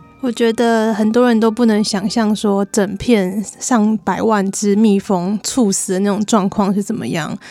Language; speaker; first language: Chinese; native; Chinese